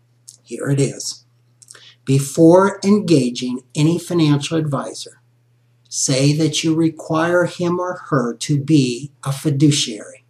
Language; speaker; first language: English; native; English